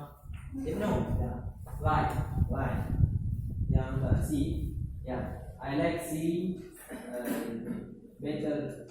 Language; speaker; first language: English; non-native, learner; Indonesian